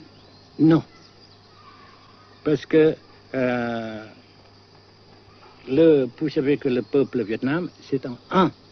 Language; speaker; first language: French; non-native, local second language; Vietnamese